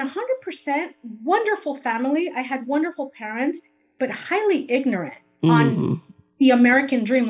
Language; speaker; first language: English; early bilingual, other home language; Spanish